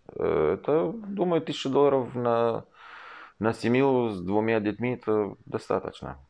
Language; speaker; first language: Russian; non-native, fluent; Arabic